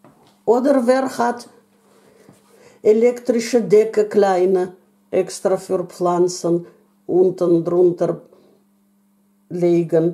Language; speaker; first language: German; non-native, fluent; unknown